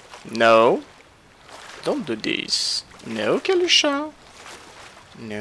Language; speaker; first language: English; non-native, learner; French